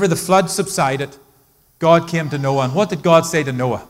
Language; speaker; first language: English; native; English